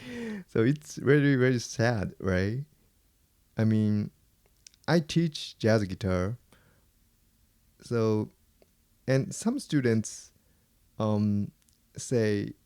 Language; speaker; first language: English; non-native, fluent; Japanese